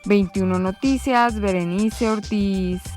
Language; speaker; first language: Spanish; native; Spanish